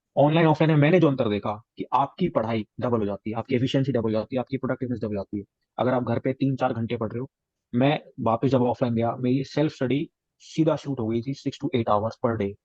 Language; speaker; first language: Hindi; native; Hindi